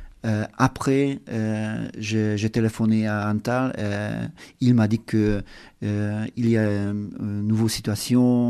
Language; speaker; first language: French; non-native, learner; Hungarian